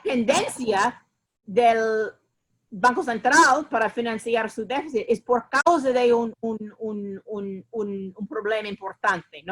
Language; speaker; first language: Spanish; non-native, fluent; English